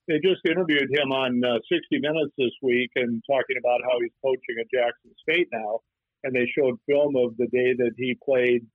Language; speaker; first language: English; native; English